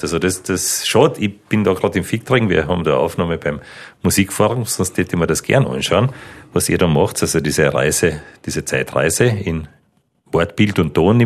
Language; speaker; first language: German; native; German